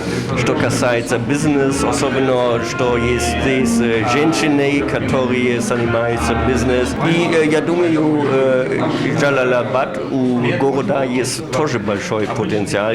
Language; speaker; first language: Russian; non-native, learner; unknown